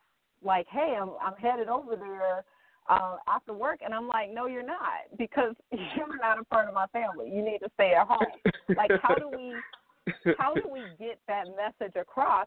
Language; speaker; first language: English; native; English